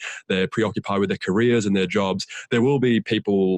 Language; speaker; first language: English; native; English